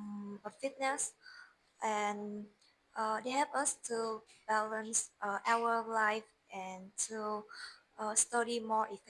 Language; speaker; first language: English; non-native, learner; Vietnamese